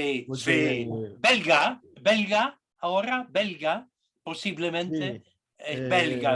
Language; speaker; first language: Spanish; non-native, fluent; English